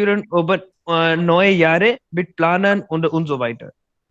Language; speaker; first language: German; non-native, learner; Hindi